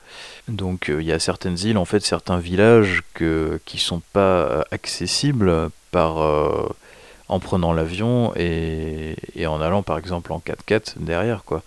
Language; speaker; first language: French; native; French